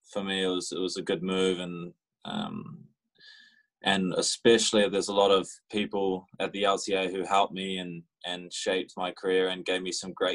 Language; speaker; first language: English; native; English